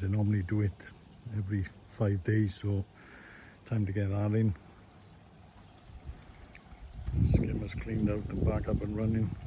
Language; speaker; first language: English; native; English